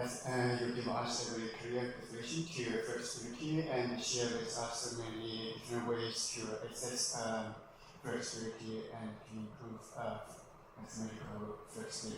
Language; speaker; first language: English; non-native, fluent; Chinese